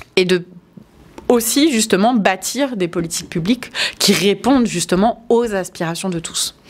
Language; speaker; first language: French; native; French